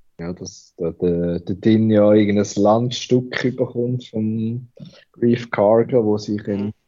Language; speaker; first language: German; native; German